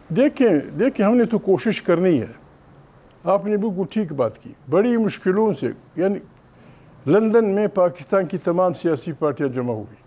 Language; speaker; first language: Urdu; non-native, local second language; Pashto